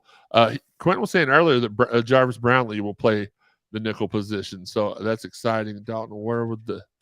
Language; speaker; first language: English; native; English